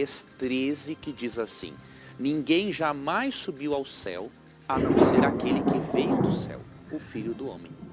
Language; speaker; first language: Portuguese; native; Portuguese